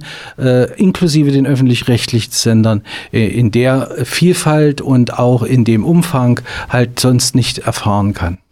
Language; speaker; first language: German; native; German